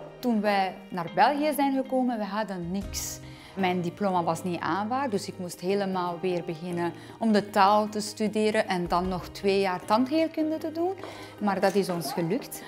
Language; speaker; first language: Dutch; non-native, fluent; Persian